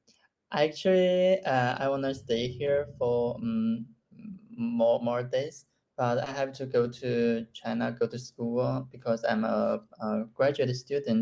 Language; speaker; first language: English; non-native, learner; Chinese